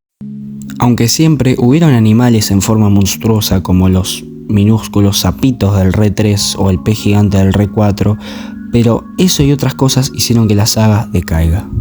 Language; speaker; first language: Spanish; native; Spanish